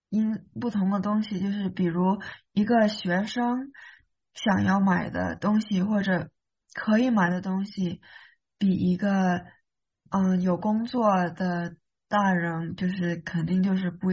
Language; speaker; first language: Chinese; early bilingual, heritage; Chinese